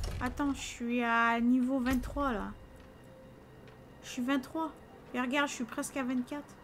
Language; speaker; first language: French; native; French